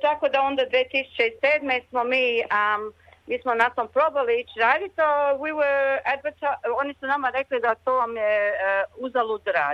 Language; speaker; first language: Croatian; early bilingual, other home language; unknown